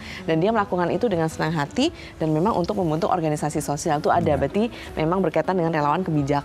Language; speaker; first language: Indonesian; native; Indonesian